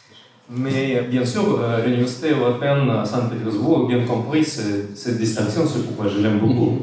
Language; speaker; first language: French; non-native, fluent; Russian